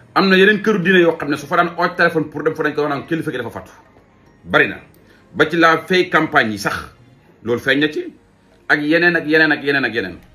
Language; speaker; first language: Wolof; native; Wolof